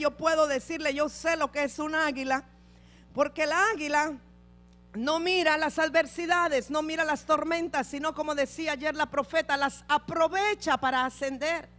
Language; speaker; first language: Spanish; native; Spanish